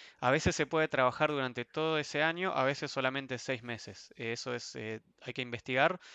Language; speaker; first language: Spanish; native; Spanish